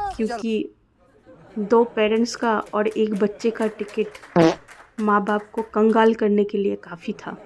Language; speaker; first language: Hindi; non-native, local second language; Bangla